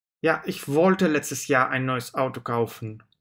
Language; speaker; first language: German; non-native, fluent; Russian